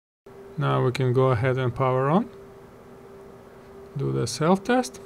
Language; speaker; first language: English; non-native, fluent; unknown